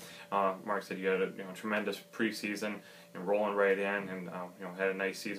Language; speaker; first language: English; native; English